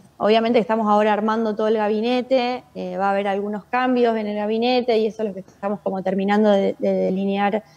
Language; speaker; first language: Spanish; native; Spanish